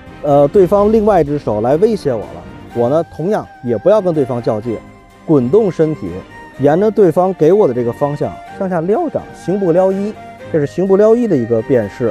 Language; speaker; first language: Chinese; native; Chinese